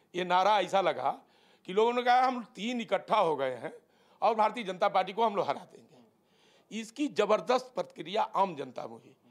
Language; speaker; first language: Hindi; native; Hindi